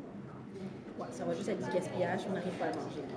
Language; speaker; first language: French; native; French